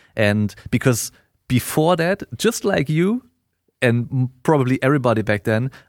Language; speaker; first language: English; non-native, fluent; German